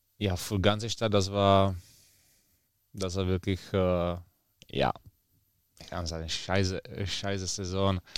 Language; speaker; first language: German; non-native, learner; Czech